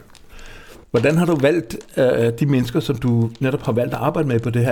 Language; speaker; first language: Danish; native; Danish